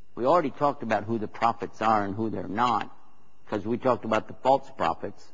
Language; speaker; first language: English; native; English